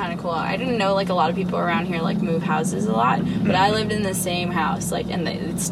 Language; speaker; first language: English; native; English